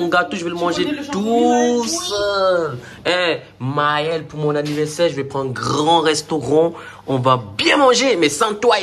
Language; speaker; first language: French; native; French